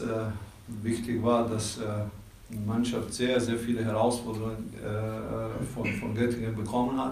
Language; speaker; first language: German; non-native, fluent; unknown